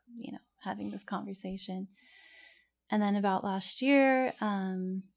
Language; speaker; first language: English; native; English